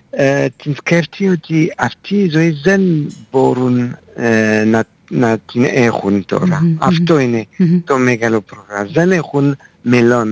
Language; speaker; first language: Greek; non-native, fluent; French